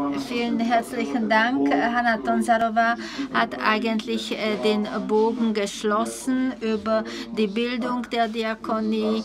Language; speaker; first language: German; non-native, fluent; Czech